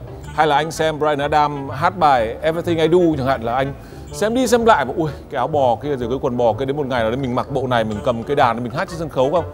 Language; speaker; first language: Vietnamese; native; Vietnamese